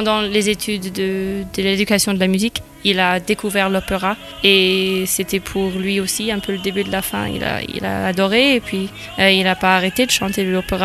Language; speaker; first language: French; non-native, fluent; German